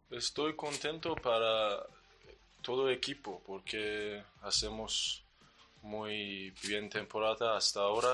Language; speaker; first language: Spanish; non-native, learner; Persian